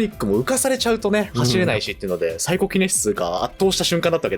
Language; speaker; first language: Japanese; native; Japanese